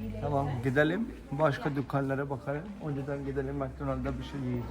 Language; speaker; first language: Turkish; non-native, learner; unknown